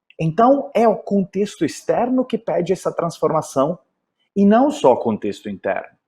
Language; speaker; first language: Portuguese; non-native, fluent; Italian